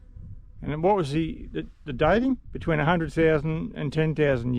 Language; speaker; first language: English; native; English